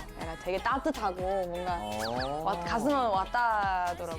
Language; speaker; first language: Korean; non-native, fluent; Chinese